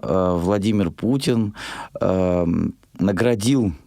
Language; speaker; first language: Russian; native; Russian